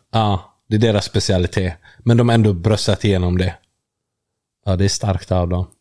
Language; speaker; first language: Swedish; early bilingual, other home language; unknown